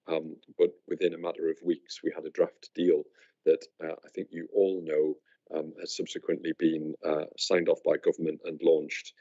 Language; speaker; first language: English; native; English